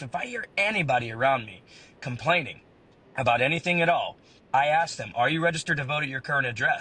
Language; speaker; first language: English; native; English